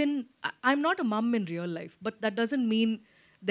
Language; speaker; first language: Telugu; non-native, local second language; Malayalam